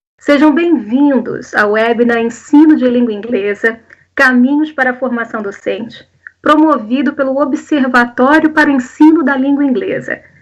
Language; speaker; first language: Portuguese; native; Portuguese